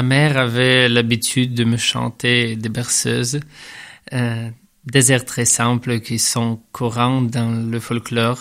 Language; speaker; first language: French; non-native, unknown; Russian